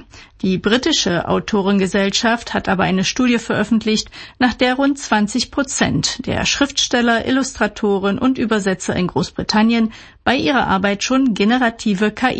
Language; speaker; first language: German; native; German